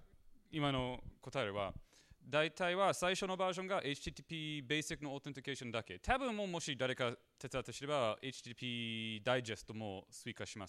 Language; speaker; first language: Japanese; non-native, learner; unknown